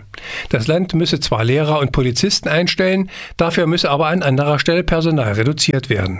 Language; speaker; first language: German; native; German